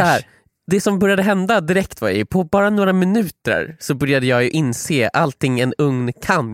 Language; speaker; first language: Swedish; native; Swedish